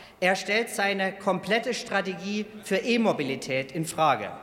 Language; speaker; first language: German; native; German